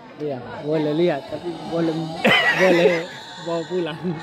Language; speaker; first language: Indonesian; non-native, local second language; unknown